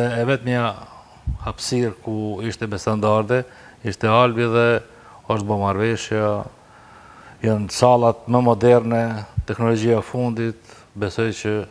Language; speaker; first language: Albanian; native; Albanian